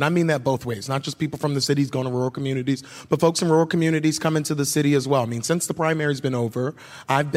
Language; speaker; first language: English; native; English